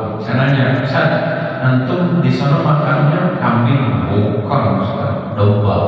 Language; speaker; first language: Indonesian; native; Indonesian